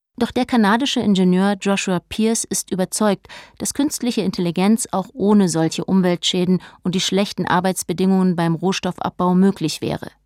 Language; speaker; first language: German; native; German